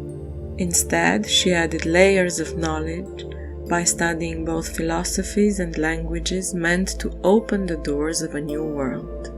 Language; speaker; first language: English; non-native, fluent; French